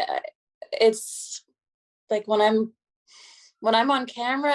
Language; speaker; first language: English; native; English